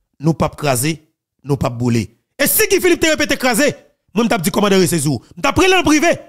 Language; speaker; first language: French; non-native, local second language; Haitian Creole